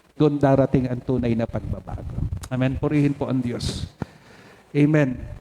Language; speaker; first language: Filipino; native; Filipino